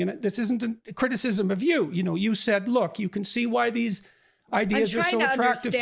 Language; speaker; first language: English; native; English